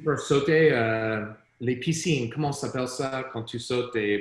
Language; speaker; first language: French; non-native, learner; English